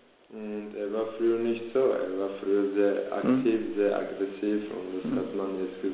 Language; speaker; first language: German; early bilingual, other home language; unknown